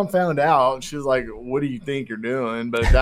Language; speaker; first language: English; native; English